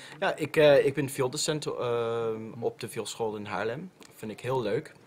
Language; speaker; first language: Dutch; non-native, fluent; English